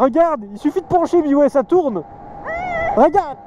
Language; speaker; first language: French; native; French